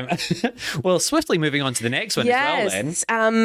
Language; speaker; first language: English; native; English